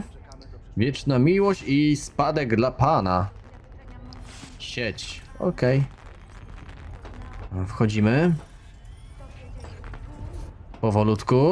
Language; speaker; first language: Polish; native; Polish